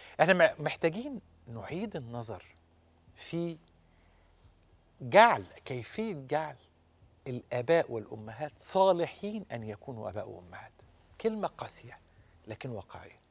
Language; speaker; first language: Arabic; native; Arabic